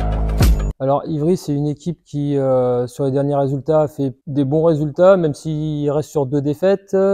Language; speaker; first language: French; native; French